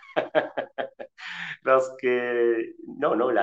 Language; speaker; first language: French; non-native, learner; Spanish